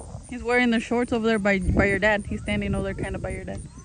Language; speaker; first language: English; early bilingual, other home language; Spanish